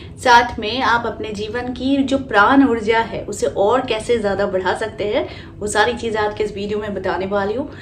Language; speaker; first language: Hindi; non-native, local second language; Bangla